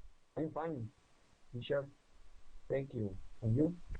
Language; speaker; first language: English; non-native, learner; Spanish